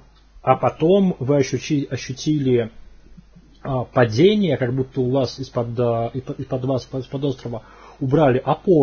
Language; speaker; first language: Russian; native; Russian